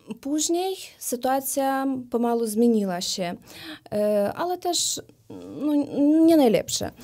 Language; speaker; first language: Polish; non-native, learner; Ukrainian